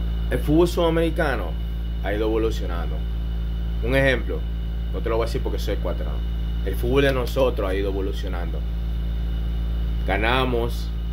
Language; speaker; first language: Spanish; native; Spanish